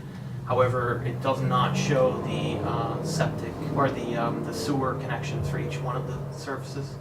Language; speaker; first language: English; native; English